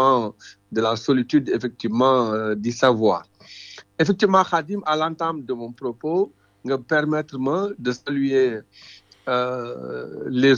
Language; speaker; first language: French; non-native, local second language; Wolof